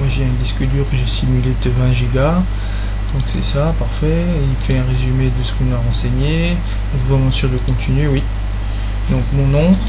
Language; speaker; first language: French; native; French